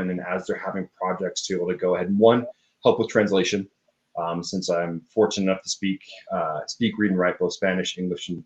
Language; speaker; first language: English; native; English